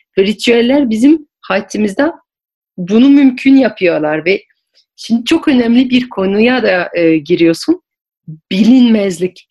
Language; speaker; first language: Turkish; non-native, fluent; French